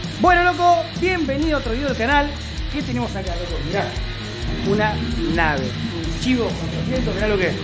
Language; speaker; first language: Spanish; native; Spanish